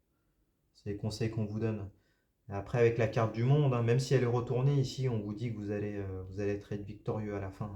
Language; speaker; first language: French; native; French